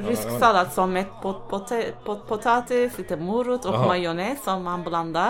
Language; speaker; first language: Swedish; non-native, fluent; Turkish